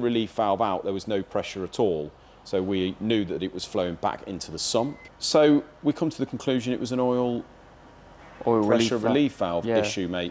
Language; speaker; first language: English; native; English